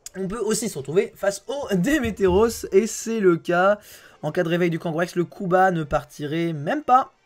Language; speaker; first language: French; native; French